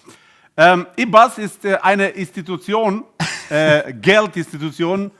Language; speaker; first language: German; non-native, learner; Albanian